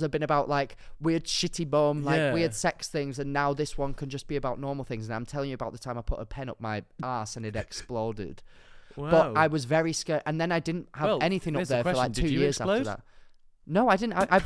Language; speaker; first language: English; native; English